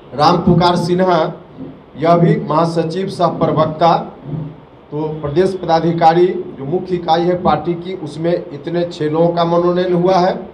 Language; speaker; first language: Hindi; native; Hindi